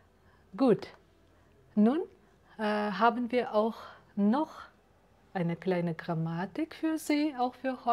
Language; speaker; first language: German; non-native, fluent; Uzbek